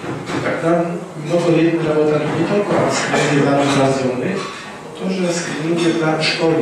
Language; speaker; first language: Russian; non-native, fluent; Polish